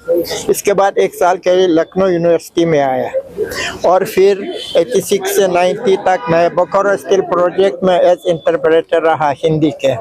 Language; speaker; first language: Hindi; non-native, fluent; Uzbek